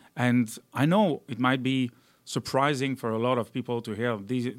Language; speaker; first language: English; non-native, fluent; French